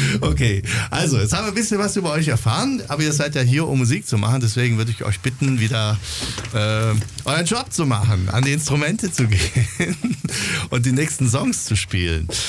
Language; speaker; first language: German; native; German